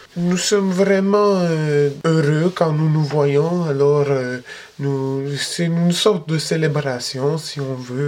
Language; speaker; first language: French; early bilingual, other home language; Spanish